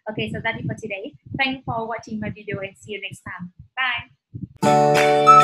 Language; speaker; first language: English; non-native, fluent; Vietnamese